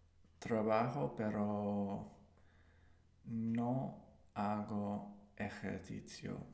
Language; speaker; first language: Spanish; non-native, learner; English